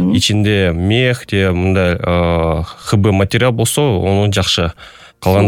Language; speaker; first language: Kyrgyz; non-native, local second language; Russian